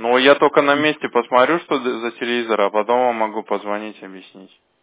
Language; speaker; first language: Russian; native; Russian